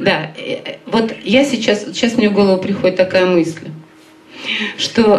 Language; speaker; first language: Russian; native; Russian